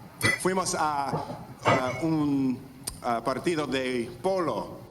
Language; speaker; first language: Spanish; non-native, learner; English